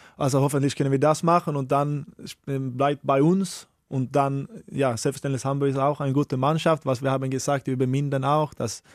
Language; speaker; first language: German; non-native, fluent; Swedish